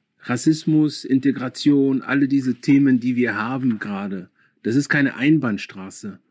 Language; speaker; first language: German; early bilingual, other home language; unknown